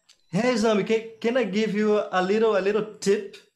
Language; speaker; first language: English; non-native, fluent; Portuguese